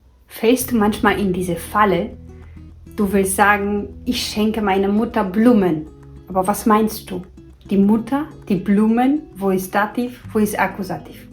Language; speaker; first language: German; non-native, fluent; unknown